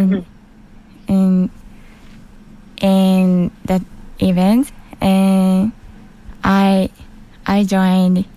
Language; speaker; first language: English; non-native, learner; Japanese